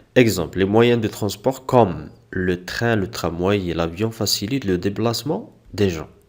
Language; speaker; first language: French; non-native, local second language; Arabic